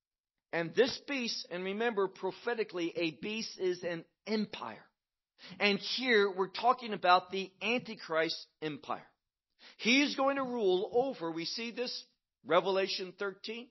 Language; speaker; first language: English; native; English